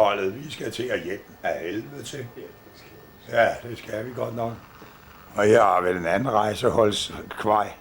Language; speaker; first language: Danish; native; Danish